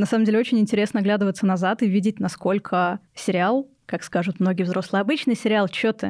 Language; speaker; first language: Russian; native; Russian